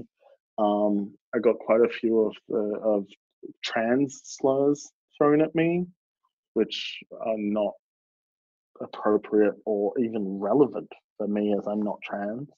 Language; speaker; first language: English; native; English